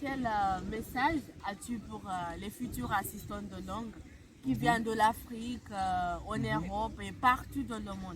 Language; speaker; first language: French; non-native, fluent; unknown